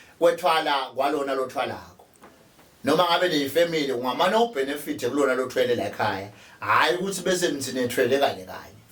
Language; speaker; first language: Zulu; non-native, local second language; Swati